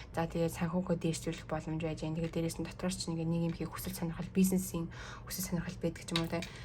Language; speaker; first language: Mongolian; early bilingual, heritage; Mongolian